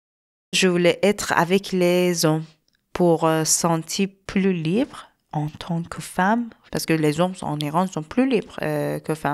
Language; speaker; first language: French; non-native, learner; Persian